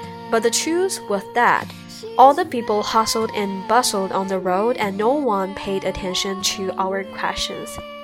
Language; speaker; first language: English; non-native, fluent; Chinese